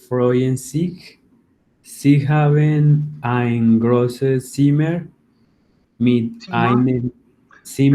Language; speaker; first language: German; non-native, learner; Spanish